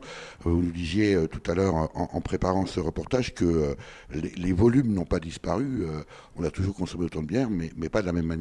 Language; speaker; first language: French; native; French